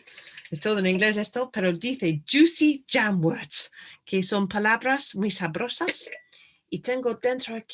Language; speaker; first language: Spanish; non-native, fluent; English